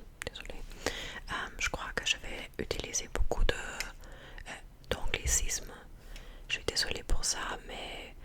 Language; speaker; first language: French; non-native, fluent; English